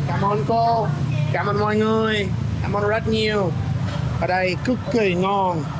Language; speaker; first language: Vietnamese; non-native, fluent; English